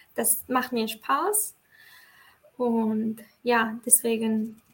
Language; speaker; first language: German; non-native, fluent; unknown